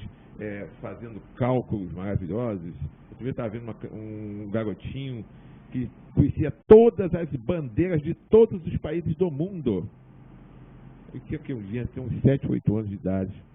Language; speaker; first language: Portuguese; native; Portuguese